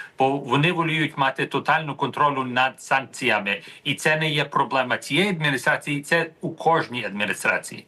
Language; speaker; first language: Ukrainian; early bilingual, heritage; Ukrainian